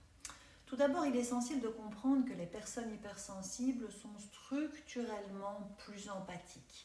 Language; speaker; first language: French; native; French